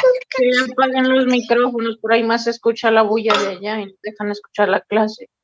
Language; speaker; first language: Spanish; native; Spanish